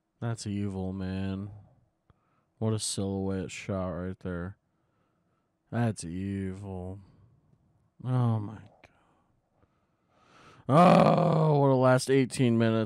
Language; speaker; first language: English; native; English